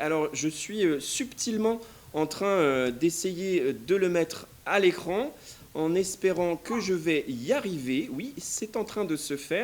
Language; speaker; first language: French; native; French